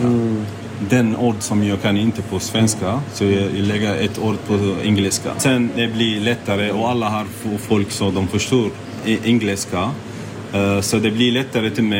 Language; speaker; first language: Swedish; non-native, learner; Arabic